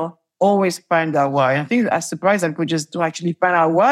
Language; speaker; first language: English; non-native, fluent; French